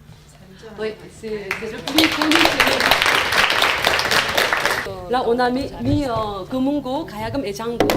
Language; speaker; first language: French; non-native, fluent; Korean